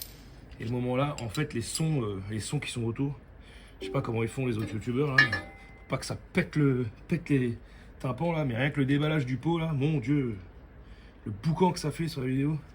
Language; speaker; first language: French; native; French